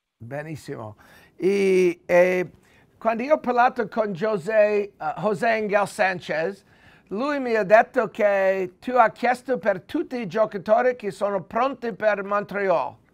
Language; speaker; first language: Italian; non-native, learner; English